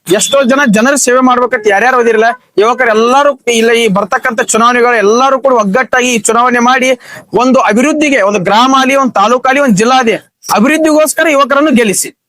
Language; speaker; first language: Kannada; native; Kannada